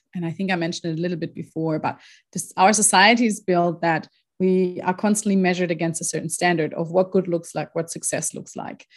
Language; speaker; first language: English; non-native, fluent; German